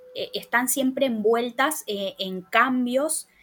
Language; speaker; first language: Spanish; native; Spanish